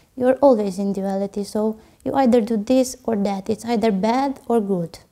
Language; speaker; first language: English; non-native, fluent; Romanian